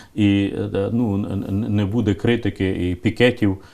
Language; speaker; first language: Ukrainian; native; Ukrainian